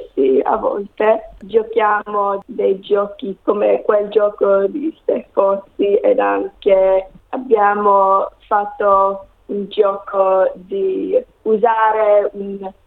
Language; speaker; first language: Italian; non-native, learner; English